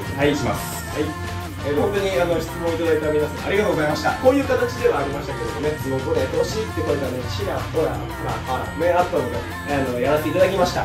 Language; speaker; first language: Japanese; native; Japanese